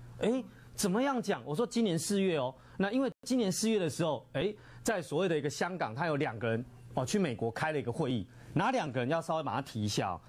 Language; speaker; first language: Chinese; native; Chinese